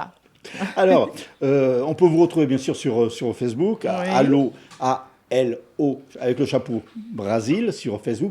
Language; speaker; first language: French; native; French